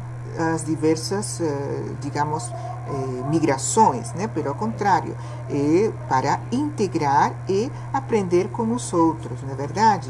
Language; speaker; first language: Portuguese; non-native, fluent; Spanish